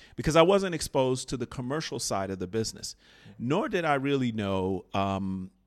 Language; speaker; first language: English; native; English